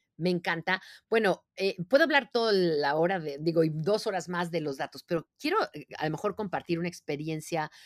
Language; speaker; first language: Spanish; native; Spanish